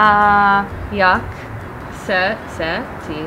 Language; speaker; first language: Czech; non-native, learner; English